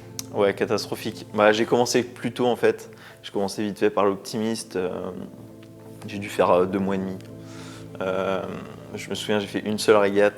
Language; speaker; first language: French; native; French